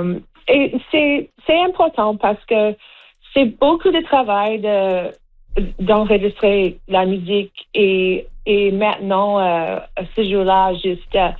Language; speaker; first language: French; non-native, local second language; English